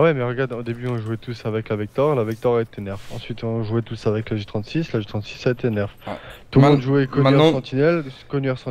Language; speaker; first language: French; native; French